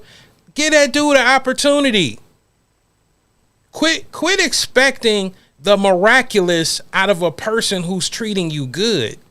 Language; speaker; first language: English; native; English